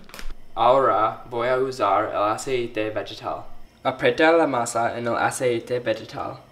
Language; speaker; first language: Spanish; non-native, learner; English